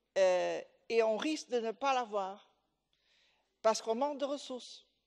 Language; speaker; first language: French; non-native, fluent; Portuguese